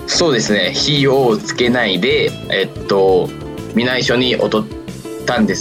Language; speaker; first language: Japanese; non-native, fluent; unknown